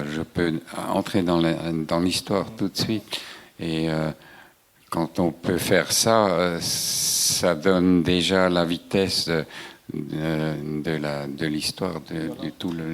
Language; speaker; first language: French; non-native, local second language; German